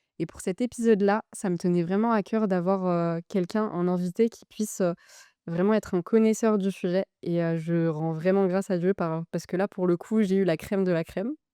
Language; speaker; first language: French; native; French